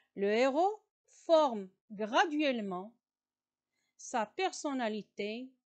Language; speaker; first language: French; non-native, local second language; Arabic